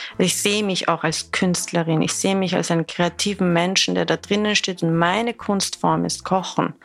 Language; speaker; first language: German; early bilingual, other home language; Persian